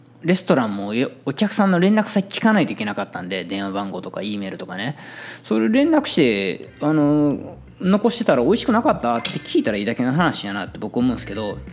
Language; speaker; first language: Japanese; native; Japanese